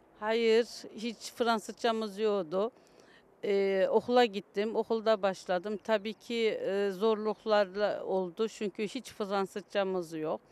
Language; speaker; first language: Turkish; early bilingual, other home language; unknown